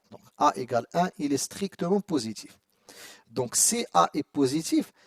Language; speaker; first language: French; non-native, local second language; Arabic